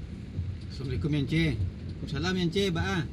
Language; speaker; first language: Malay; non-native, local second language; Minangkabau